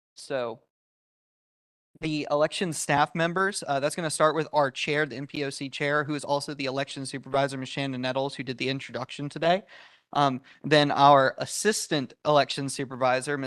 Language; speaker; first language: English; native; English